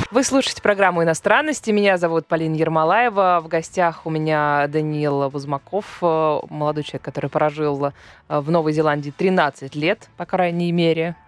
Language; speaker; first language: Russian; native; Russian